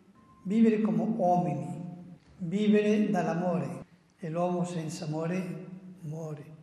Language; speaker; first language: Italian; non-native, fluent; Spanish